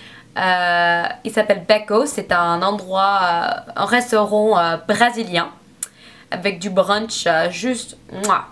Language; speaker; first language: French; non-native, learner; English